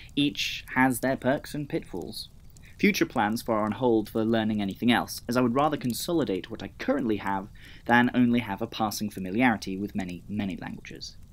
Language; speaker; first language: English; native; English